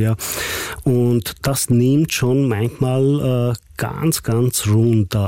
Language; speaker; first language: German; non-native, fluent; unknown